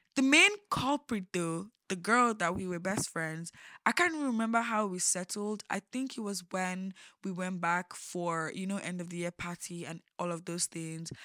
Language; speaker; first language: English; non-native, local second language; Yoruba